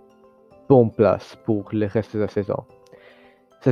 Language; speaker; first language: French; non-native, learner; English